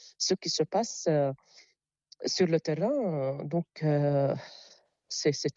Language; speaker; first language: French; non-native, local second language; Arabic